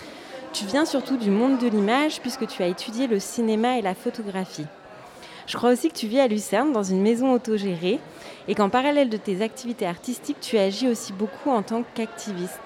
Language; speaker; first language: French; native; French